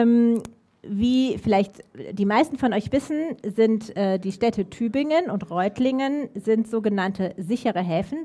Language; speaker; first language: German; native; German